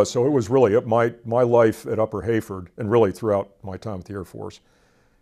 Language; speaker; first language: English; native; English